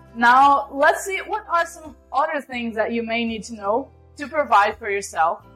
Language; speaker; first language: English; non-native, fluent; Portuguese